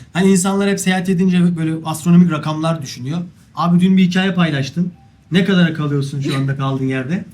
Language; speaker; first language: Turkish; native; Turkish